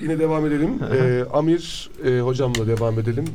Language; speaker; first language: Turkish; native; Turkish